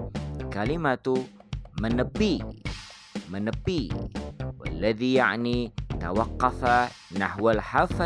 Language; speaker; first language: Arabic; non-native, fluent; Indonesian